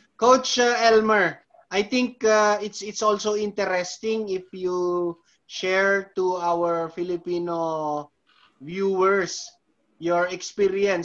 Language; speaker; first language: English; non-native, local second language; Filipino